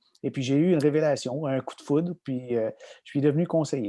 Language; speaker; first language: French; native; French